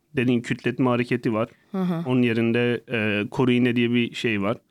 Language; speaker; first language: Turkish; non-native, local second language; Kurdish